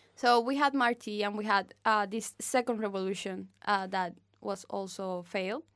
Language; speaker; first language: English; non-native, fluent; Spanish